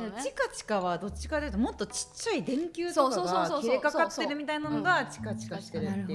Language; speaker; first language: Japanese; native; Japanese